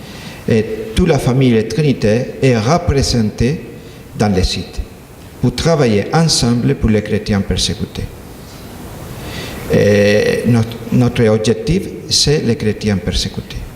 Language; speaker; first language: French; non-native, learner; Spanish